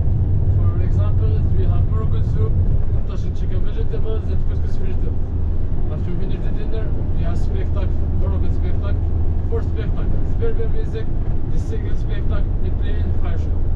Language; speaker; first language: English; non-native, learner; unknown